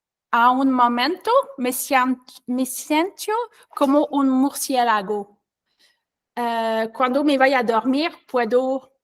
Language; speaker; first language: Spanish; non-native, learner; French